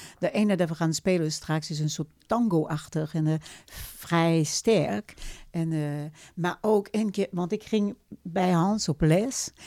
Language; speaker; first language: Dutch; non-native, fluent; French